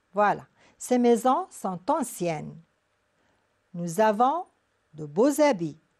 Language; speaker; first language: French; non-native, local second language; Arabic